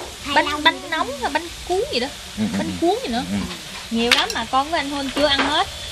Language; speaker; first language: Vietnamese; native; Vietnamese